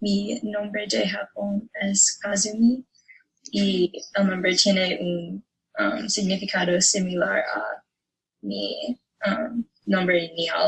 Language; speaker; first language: Spanish; non-native, learner; English